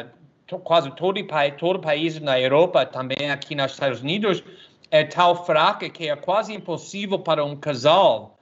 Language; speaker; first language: Portuguese; non-native, fluent; English